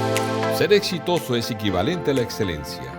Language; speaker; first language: Spanish; native; Spanish